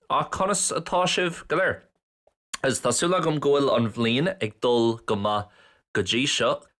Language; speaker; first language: Irish; non-native, local second language; English